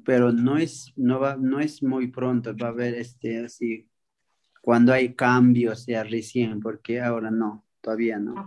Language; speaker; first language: Spanish; non-native, local second language; Quechua